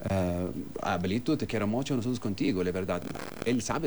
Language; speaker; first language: Spanish; non-native, learner; Arabic